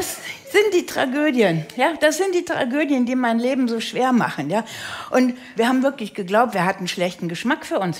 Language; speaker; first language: German; native; German